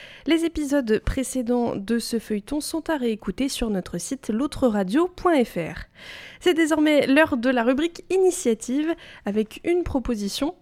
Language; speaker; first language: French; native; French